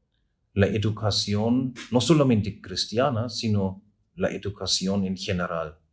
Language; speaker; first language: Spanish; non-native, fluent; German